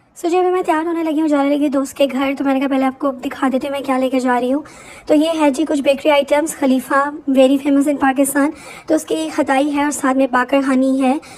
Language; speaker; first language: Urdu; native; Urdu